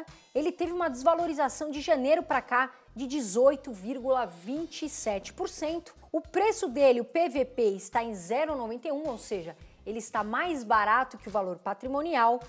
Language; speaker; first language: Portuguese; native; Portuguese